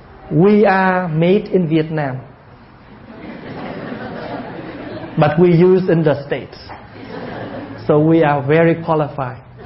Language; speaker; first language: English; early bilingual, other home language; Vietnamese